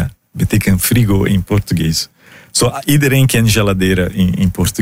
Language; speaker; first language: Dutch; non-native, learner; Portuguese